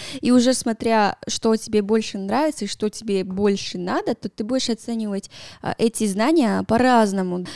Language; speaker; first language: Russian; non-native, fluent; Spanish